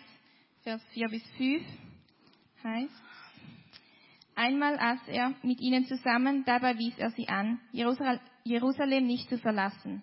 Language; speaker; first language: German; native; German